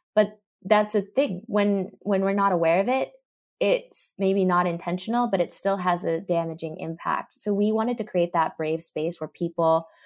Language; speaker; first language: English; early bilingual, other home language; Japanese